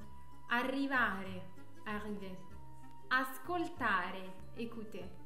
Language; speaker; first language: Italian; non-native, fluent; French